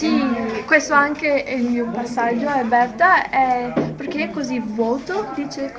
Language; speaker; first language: Italian; non-native, learner; English